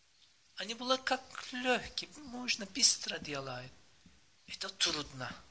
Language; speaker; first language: Russian; non-native, learner; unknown